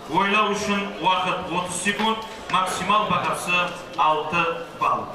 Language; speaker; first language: Uzbek; non-native, local second language; Kara-Kalpak